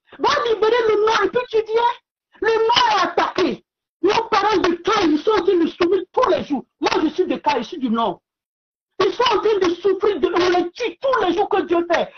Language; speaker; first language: French; non-native, local second language; Bambara